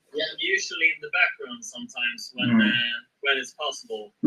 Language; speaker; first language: English; non-native, fluent; Swedish